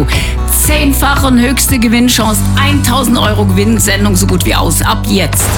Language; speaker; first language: German; native; German